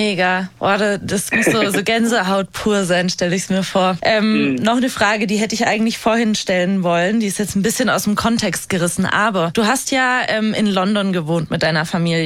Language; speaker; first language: German; native; German